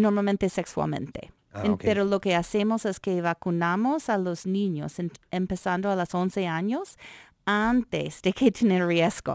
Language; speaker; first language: Spanish; non-native, fluent; English